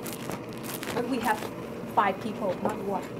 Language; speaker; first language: English; non-native, fluent; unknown